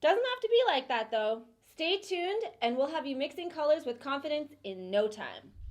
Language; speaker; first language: English; native; English